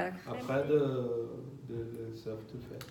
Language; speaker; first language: French; non-native, learner; Portuguese